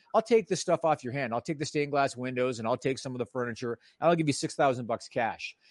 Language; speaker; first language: English; native; English